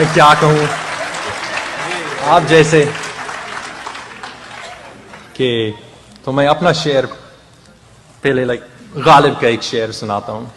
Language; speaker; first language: Urdu; non-native, fluent; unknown